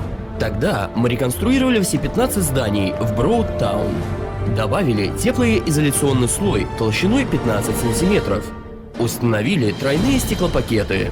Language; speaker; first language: Russian; native; Russian